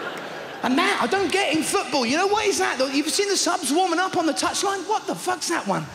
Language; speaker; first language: English; native; English